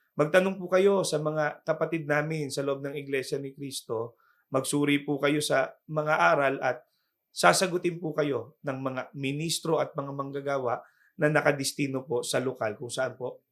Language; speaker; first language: Filipino; native; Filipino